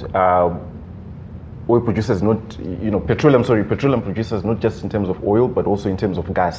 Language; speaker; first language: English; non-native, local second language; Shona